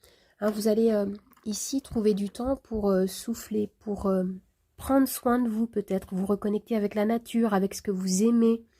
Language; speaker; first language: French; native; French